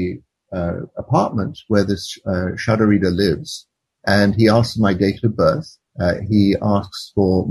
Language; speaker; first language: English; native; English